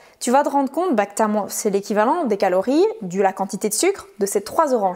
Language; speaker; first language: French; native; French